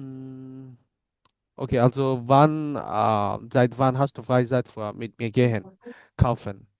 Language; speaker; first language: German; non-native, learner; Bangla